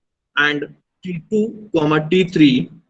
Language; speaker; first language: English; non-native, local second language; Hindi